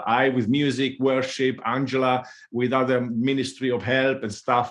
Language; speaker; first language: English; non-native, fluent; Italian